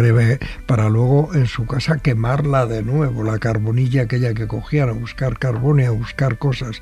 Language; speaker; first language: Spanish; native; Spanish